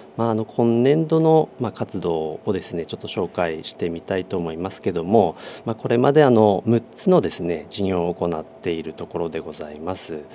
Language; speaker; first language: Japanese; native; Japanese